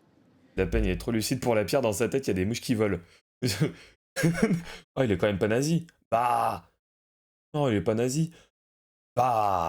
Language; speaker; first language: French; native; French